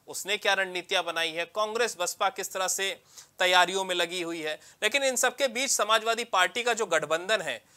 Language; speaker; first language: Hindi; native; Hindi